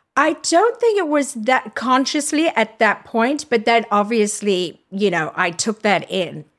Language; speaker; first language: English; native; English